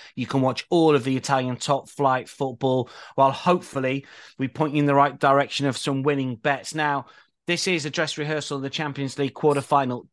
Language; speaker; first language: English; native; English